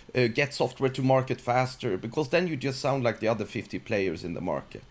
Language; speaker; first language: English; non-native, fluent; Swedish